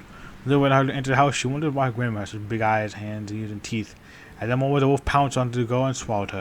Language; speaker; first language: English; native; English